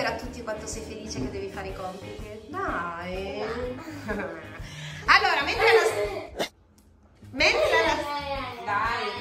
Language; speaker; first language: Italian; native; Italian